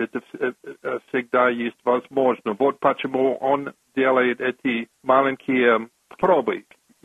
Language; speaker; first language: Russian; non-native, fluent; English